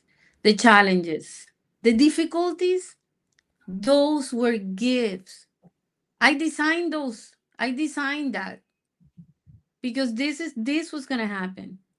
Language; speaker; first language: English; non-native, fluent; Spanish